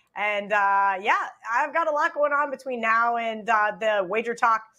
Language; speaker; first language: English; native; English